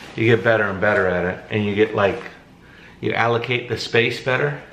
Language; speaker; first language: English; native; English